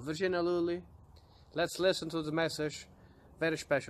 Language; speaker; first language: English; non-native, fluent; Portuguese